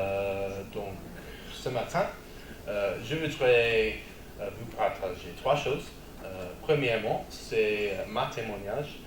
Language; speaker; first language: French; non-native, learner; English